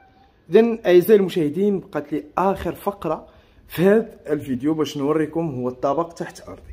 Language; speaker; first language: Arabic; native; Arabic